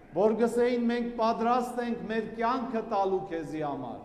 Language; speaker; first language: Armenian; native; Armenian